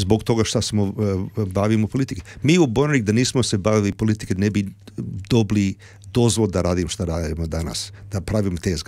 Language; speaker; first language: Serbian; early bilingual, heritage; Serbian